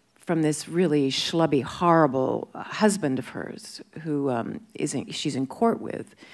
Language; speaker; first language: English; native; English